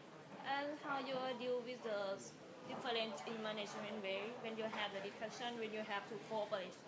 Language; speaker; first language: English; non-native, fluent; Thai